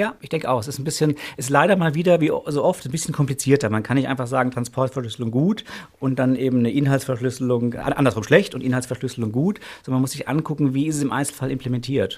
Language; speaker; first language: German; native; German